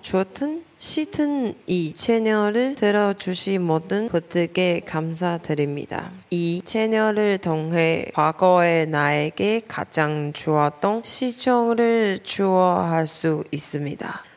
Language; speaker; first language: Korean; non-native, learner; Chinese